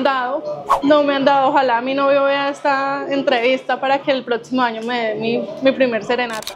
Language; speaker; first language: Spanish; native; Spanish